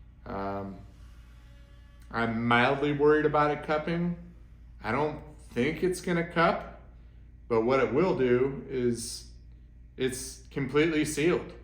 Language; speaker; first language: English; native; English